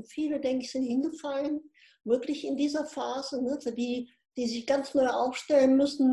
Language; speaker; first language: German; native; German